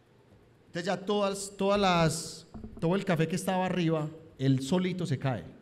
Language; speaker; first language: Spanish; native; Spanish